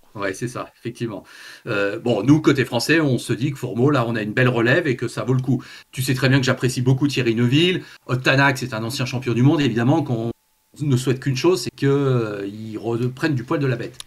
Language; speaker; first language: French; native; French